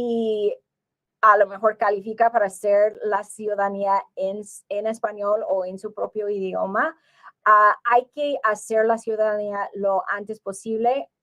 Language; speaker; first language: Spanish; early bilingual, heritage; English